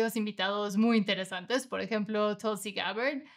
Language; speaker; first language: Spanish; native; Spanish